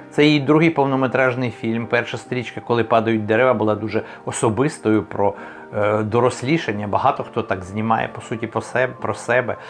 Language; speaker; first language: Ukrainian; native; Ukrainian